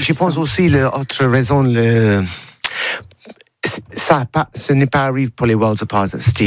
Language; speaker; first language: French; non-native, learner; English